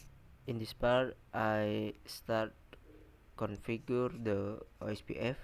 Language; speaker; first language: English; non-native, learner; Indonesian